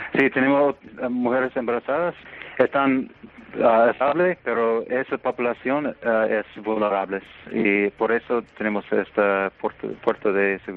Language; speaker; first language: Spanish; non-native, fluent; English